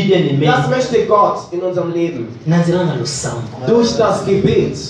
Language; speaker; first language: German; non-native, learner; French